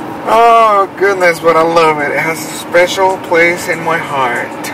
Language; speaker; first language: English; early bilingual, other home language; Spanish